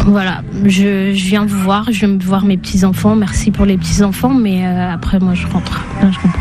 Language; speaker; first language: French; native; French